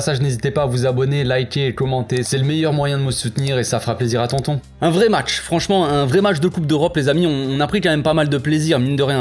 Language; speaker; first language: French; native; French